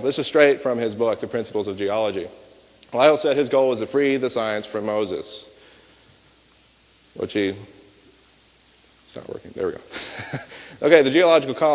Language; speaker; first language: English; native; English